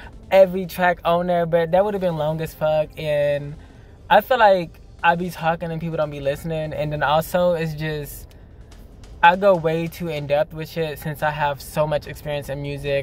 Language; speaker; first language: English; native; English